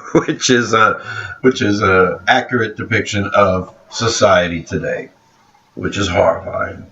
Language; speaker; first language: English; native; English